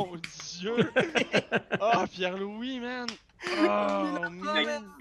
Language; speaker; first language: French; native; French